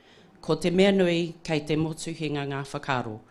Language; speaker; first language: Māori; non-native, local second language; English